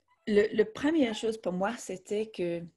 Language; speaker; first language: French; non-native, fluent; English